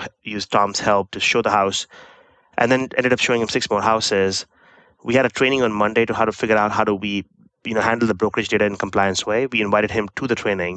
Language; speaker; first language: English; non-native, local second language; Hindi